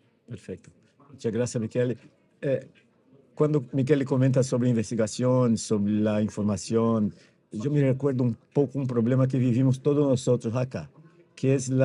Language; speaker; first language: Spanish; non-native, fluent; Portuguese